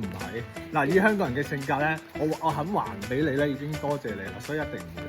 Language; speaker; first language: Cantonese; native; Cantonese